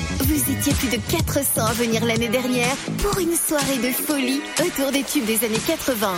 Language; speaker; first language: French; native; French